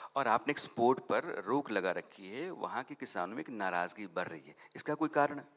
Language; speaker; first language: Hindi; native; Hindi